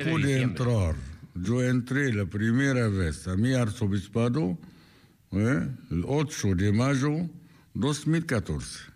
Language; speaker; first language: Spanish; non-native, fluent; Arabic